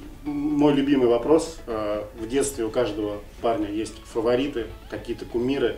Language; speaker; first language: Russian; native; Russian